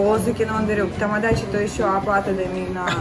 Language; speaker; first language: Japanese; non-native, learner; Russian